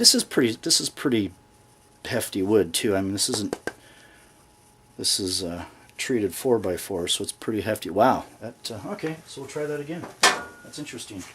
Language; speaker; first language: English; native; English